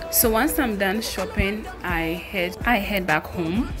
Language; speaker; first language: English; non-native, local second language; Akan